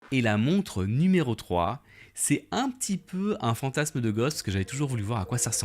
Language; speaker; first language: French; native; French